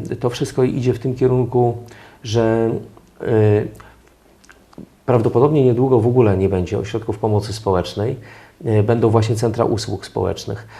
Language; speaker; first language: Polish; native; Polish